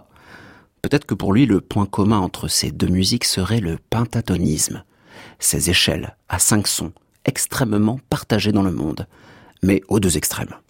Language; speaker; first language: French; native; French